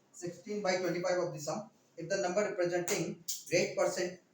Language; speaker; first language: English; non-native, local second language; Hindi